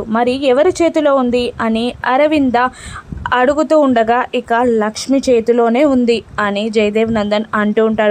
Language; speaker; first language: Telugu; native; Telugu